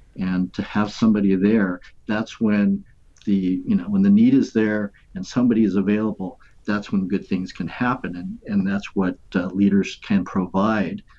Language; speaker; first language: English; native; English